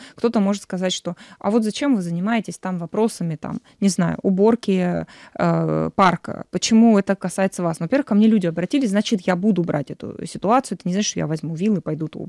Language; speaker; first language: Russian; native; Russian